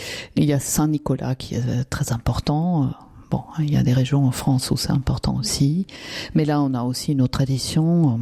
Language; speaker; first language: French; non-native, fluent; German